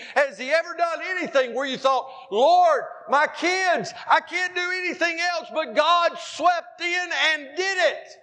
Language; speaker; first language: English; native; English